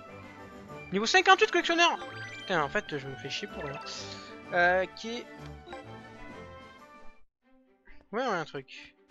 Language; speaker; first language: French; native; French